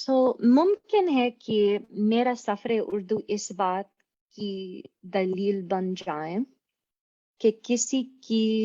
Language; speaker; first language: Hindi; non-native, fluent; English